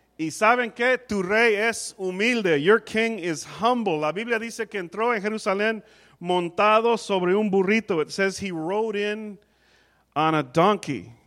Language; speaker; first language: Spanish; non-native, fluent; English